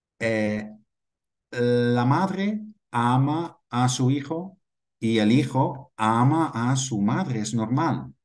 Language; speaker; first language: Spanish; non-native, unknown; Dutch